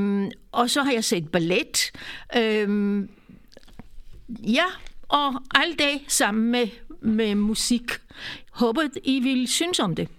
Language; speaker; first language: Danish; non-native, fluent; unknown